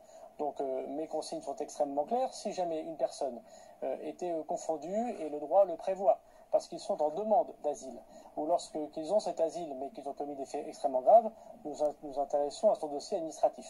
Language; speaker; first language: French; native; French